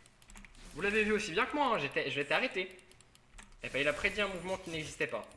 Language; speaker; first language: French; native; French